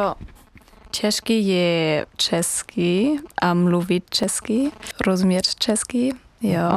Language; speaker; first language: Czech; non-native, learner; German